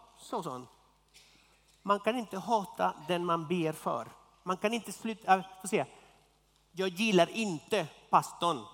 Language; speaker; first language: Swedish; non-native, fluent; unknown